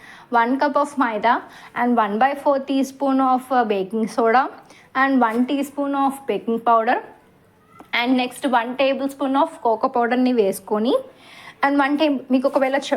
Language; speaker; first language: Telugu; native; Telugu